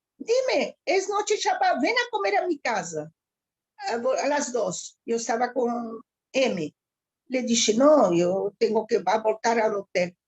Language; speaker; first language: Spanish; early bilingual, heritage; Ladino